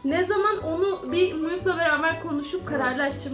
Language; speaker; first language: Turkish; native; Turkish